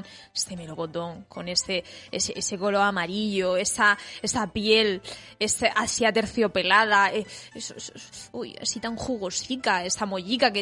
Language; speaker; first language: Spanish; native; Spanish